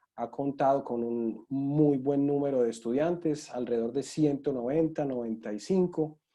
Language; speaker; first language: Spanish; native; Spanish